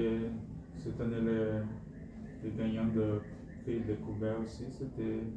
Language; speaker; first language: French; non-native, fluent; Portuguese